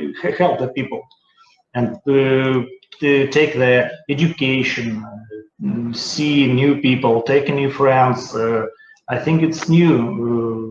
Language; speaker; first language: English; non-native, learner; Russian